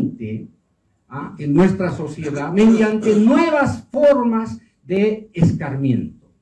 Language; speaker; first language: Spanish; native; Spanish